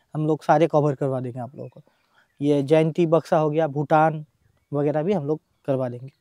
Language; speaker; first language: Hindi; non-native, local second language; Bangla